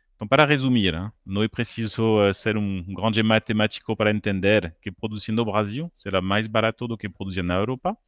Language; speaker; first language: Portuguese; non-native, fluent; French